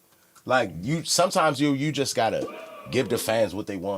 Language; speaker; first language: English; native; English